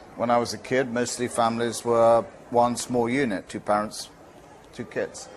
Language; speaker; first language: English; native; English